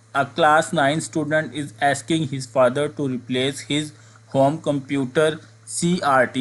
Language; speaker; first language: English; non-native, local second language; Urdu